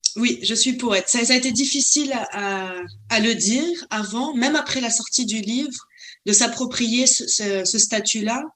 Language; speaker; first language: French; non-native, local second language; Arabic